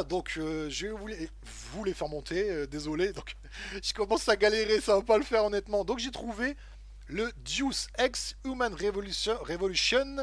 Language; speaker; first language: French; native; French